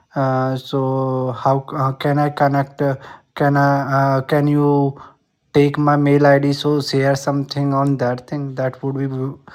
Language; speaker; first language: English; non-native, local second language; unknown